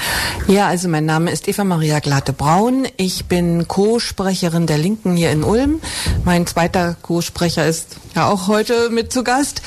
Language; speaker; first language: German; native; German